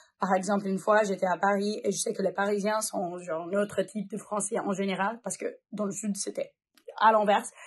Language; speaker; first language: French; non-native, fluent; Portuguese